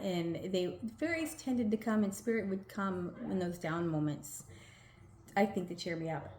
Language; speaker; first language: English; native; English